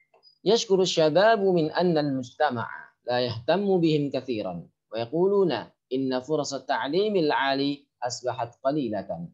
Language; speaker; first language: Arabic; non-native, fluent; Indonesian